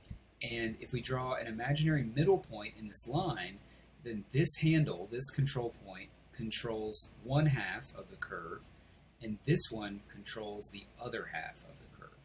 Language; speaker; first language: English; native; English